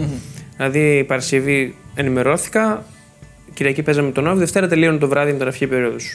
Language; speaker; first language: Greek; native; Greek